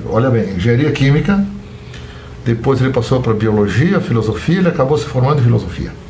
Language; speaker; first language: Portuguese; native; Portuguese